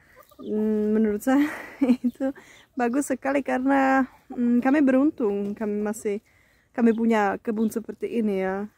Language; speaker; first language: Indonesian; non-native, fluent; Czech